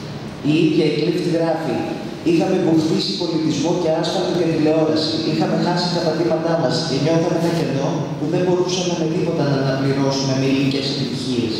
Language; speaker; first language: Greek; native; Greek